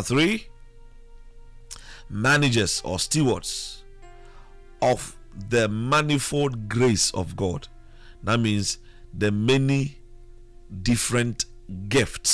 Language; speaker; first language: English; non-native, local second language; Akan